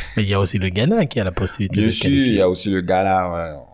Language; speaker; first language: French; native; French